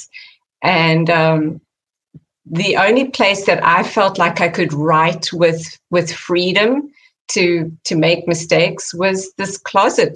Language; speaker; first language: English; native; English